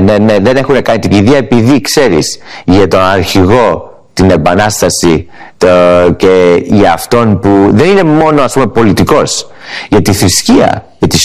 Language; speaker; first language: Greek; early bilingual, heritage; English